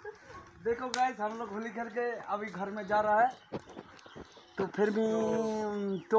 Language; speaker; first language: Hindi; non-native, local second language; Bangla